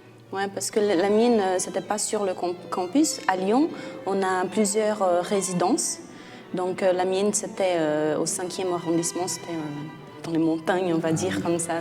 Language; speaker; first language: French; non-native, fluent; Portuguese